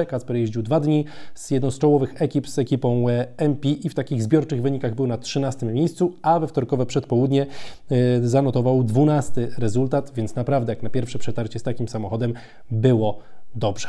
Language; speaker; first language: Polish; native; Polish